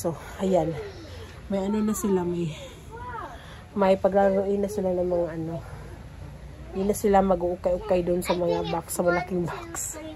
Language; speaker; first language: Filipino; non-native, local second language; Hiligaynon